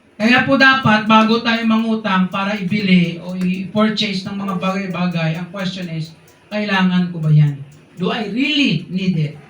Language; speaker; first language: Filipino; non-native, local second language; Hiligaynon